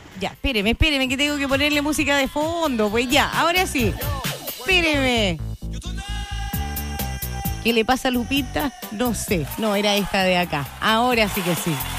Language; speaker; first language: Spanish; native; Spanish